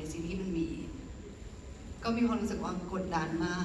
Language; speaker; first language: Thai; native; Thai